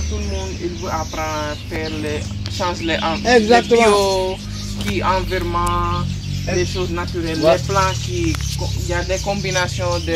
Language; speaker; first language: French; non-native, learner; English